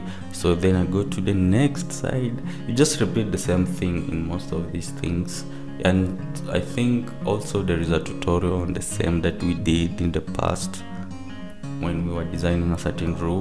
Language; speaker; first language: English; non-native, local second language; Swahili